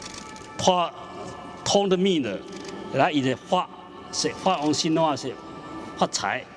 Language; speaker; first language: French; non-native, learner; Chinese